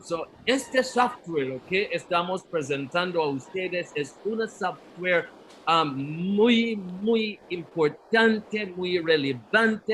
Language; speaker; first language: Spanish; non-native, learner; Portuguese